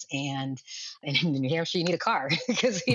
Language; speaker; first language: English; early bilingual, other home language; Lingala